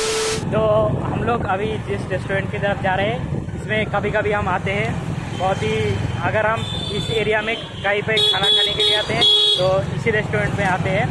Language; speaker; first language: Hindi; non-native, local second language; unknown